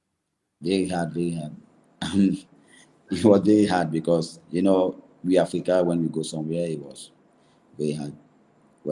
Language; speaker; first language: English; non-native, learner; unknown